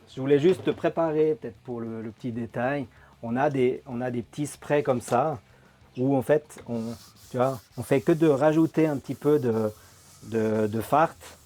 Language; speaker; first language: French; native; French